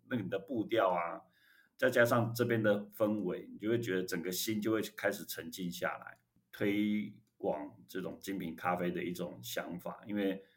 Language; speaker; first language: Chinese; native; Chinese